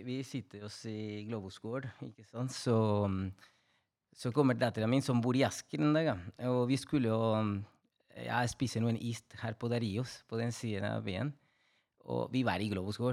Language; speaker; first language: Norwegian; non-native, fluent; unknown